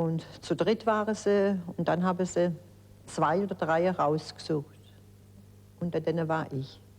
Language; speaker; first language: German; early bilingual, other home language; Polish